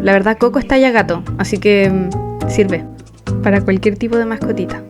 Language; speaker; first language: Spanish; native; Spanish